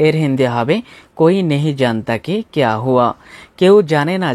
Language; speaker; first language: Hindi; non-native, fluent; Bangla